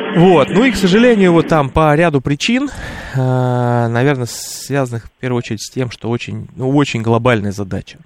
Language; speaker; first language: Russian; native; Russian